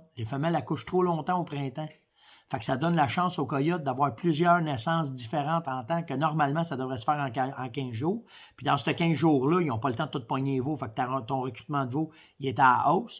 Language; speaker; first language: French; native; French